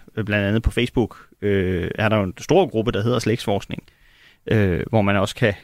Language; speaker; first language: Danish; native; Danish